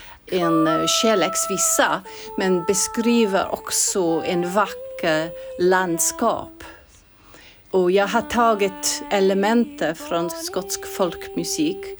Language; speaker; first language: Swedish; non-native, fluent; English